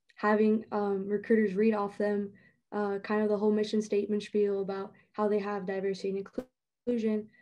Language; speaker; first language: English; native; English